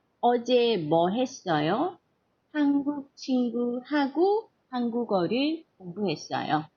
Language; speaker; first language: Korean; non-native, fluent; Portuguese